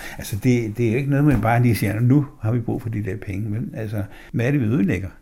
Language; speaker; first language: Danish; native; Danish